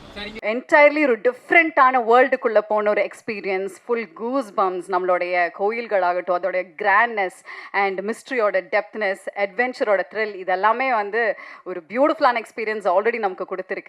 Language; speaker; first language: Tamil; native; Tamil